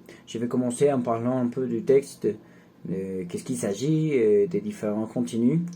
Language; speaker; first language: French; non-native, learner; Spanish